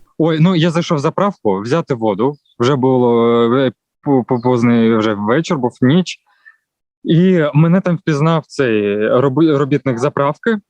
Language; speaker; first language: Ukrainian; non-native, local second language; Russian